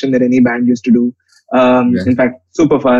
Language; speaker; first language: English; non-native, local second language; Hindi